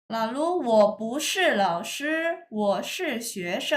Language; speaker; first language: Chinese; non-native, fluent; Indonesian